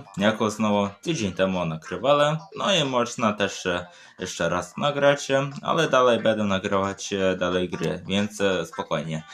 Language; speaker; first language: Polish; early bilingual, other home language; Ukrainian